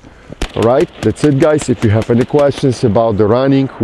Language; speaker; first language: English; non-native, fluent; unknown